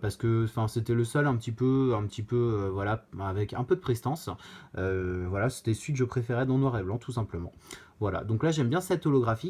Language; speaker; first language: French; native; French